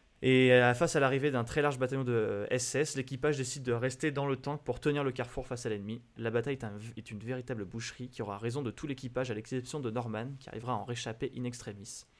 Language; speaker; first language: French; native; French